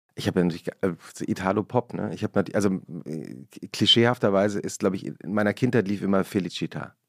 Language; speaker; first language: German; native; German